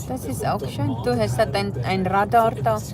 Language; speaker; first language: German; non-native, fluent; Cebuano